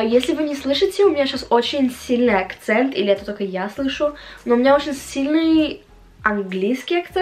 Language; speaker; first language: Russian; early bilingual, heritage; Russian